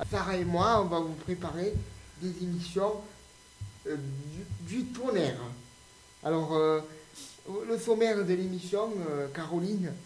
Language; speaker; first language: French; native; French